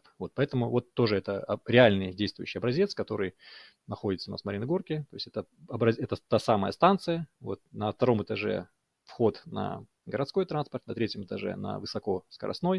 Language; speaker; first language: Russian; native; Russian